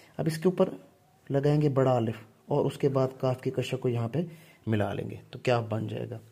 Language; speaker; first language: Hindi; non-native, local second language; Punjabi